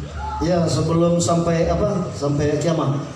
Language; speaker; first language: Indonesian; native; Indonesian